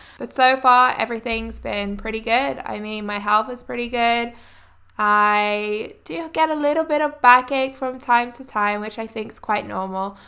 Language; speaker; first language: English; native; English